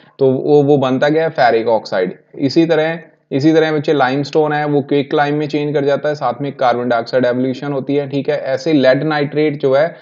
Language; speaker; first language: Hindi; non-native, local second language; Punjabi